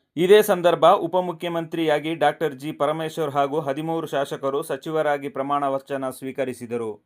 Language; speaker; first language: Kannada; non-native, local second language; Kodava